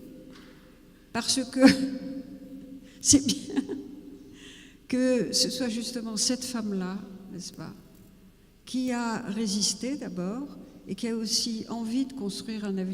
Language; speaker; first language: French; native; French